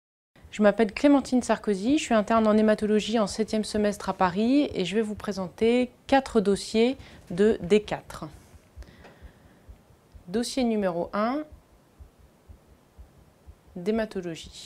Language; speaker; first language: French; native; French